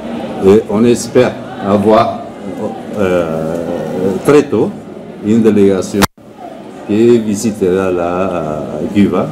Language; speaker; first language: French; non-native, learner; Spanish